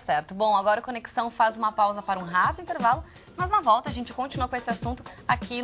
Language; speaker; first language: Portuguese; native; Portuguese